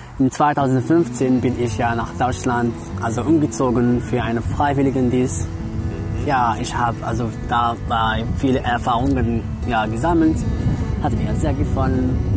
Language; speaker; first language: German; non-native, fluent; Arabic